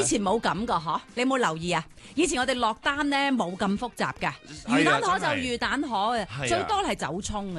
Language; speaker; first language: Cantonese; native; Cantonese